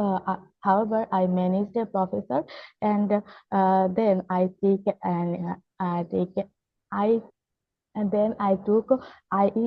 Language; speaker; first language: English; non-native, learner; Bangla